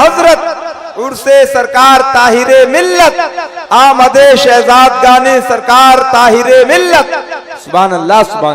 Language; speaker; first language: Hindi; native; Hindi